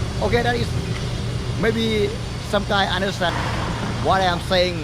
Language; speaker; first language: English; non-native, learner; Thai